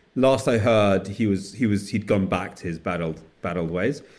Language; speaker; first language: English; native; English